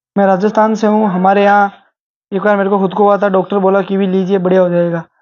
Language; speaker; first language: Hindi; native; Hindi